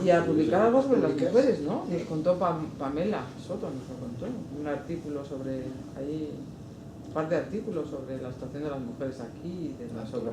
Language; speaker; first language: Spanish; native; Spanish